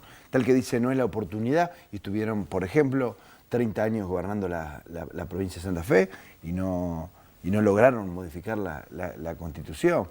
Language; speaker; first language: Spanish; native; Spanish